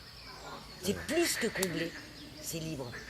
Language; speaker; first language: French; native; French